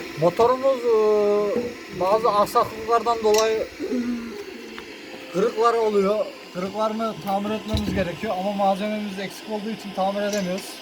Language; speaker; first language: Turkish; native; Turkish